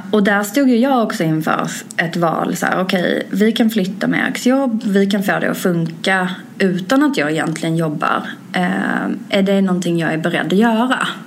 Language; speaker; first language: Swedish; native; Swedish